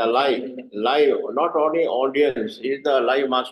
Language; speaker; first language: English; non-native, learner; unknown